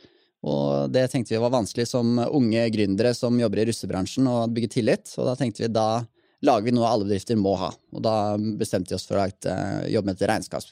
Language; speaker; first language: Norwegian; native; Norwegian